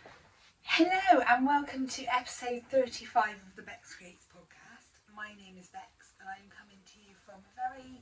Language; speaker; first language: English; native; English